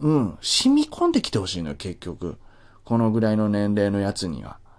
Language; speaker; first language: Japanese; native; Japanese